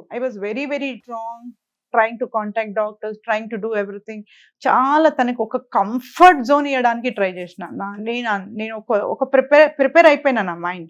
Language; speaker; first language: Telugu; native; Telugu